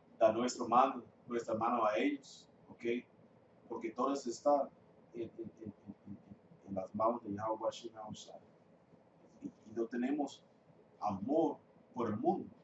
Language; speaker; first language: Spanish; non-native, fluent; English